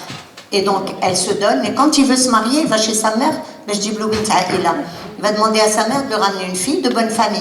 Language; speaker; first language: French; non-native, local second language; Arabic